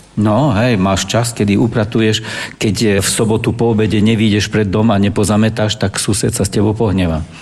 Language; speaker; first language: Slovak; non-native, local second language; German